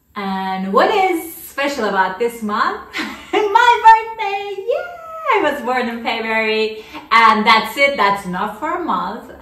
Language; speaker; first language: English; non-native, fluent; Turkish